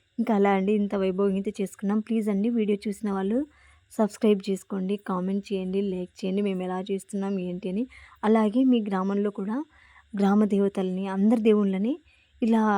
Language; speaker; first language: Telugu; native; Telugu